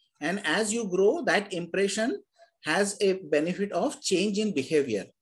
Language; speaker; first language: English; non-native, local second language; Hindi